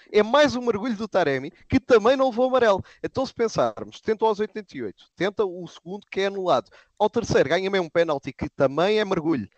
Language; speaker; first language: Portuguese; native; Portuguese